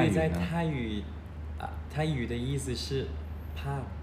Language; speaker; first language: Chinese; non-native, learner; Thai